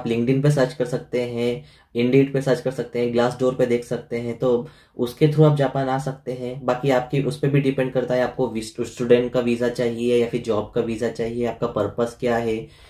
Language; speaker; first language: Hindi; native; Hindi